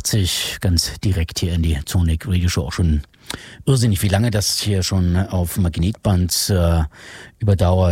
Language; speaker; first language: German; native; German